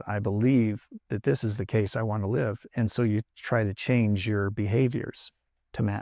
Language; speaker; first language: English; native; English